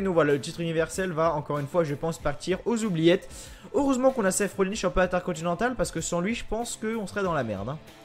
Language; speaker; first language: French; native; French